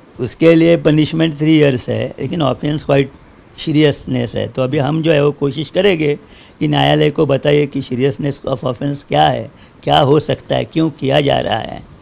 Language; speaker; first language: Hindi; non-native, local second language; Marathi